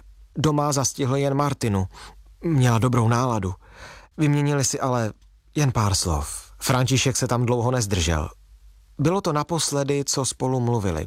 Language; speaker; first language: Czech; native; Czech